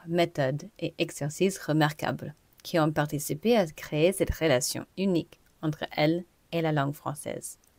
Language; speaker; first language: French; non-native, fluent; English